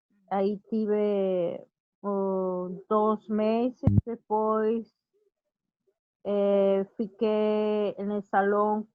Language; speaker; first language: Portuguese; non-native, learner; Spanish